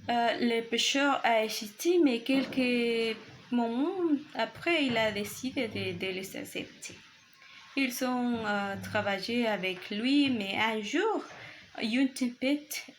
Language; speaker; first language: French; non-native, learner; Spanish